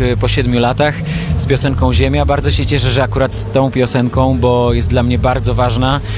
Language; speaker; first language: Polish; early bilingual, other home language; Armenian